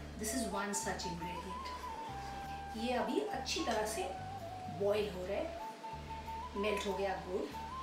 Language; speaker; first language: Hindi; non-native, local second language; Bangla